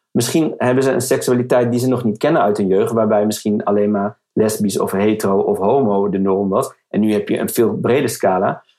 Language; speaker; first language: Dutch; native; Dutch